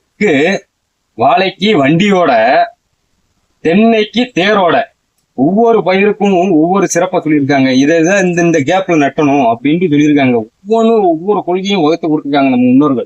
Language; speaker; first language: Tamil; native; Tamil